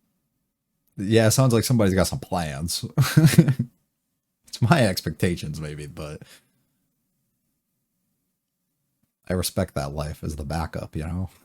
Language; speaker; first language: English; native; English